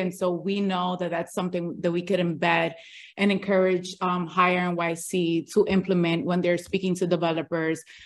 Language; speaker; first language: English; early bilingual, other home language; Spanish